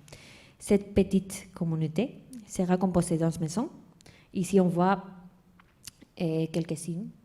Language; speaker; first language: French; non-native, fluent; Spanish